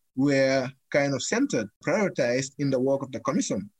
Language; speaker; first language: English; non-native, local second language; Fula